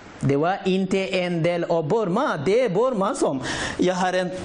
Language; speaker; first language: Swedish; non-native, learner; Rohingya